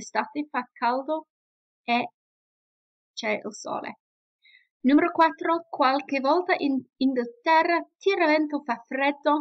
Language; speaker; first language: Italian; non-native, fluent; English